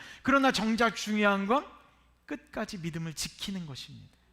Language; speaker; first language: Korean; native; Korean